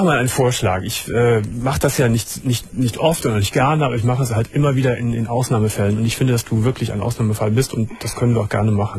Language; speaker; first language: German; native; German